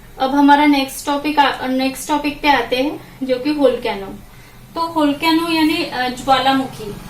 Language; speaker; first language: Hindi; non-native, local second language; Marathi